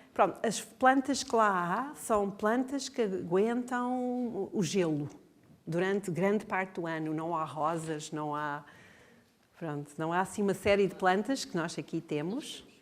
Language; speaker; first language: Portuguese; non-native, fluent; English